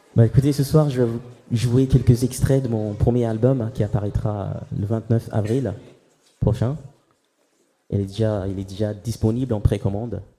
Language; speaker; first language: French; early bilingual, heritage; French